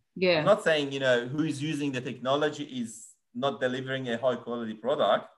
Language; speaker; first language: English; non-native, fluent; Persian